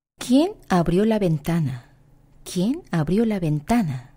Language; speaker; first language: Spanish; non-native, fluent; Korean